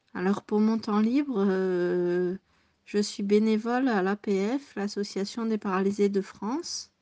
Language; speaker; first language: French; native; French